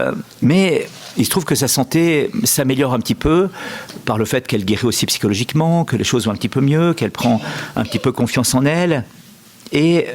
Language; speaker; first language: French; native; French